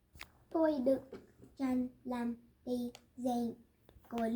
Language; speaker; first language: Vietnamese; non-native, learner; English